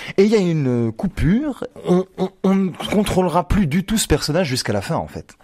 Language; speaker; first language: French; native; French